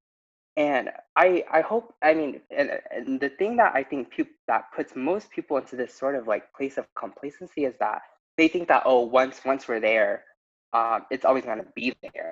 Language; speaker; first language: English; native; English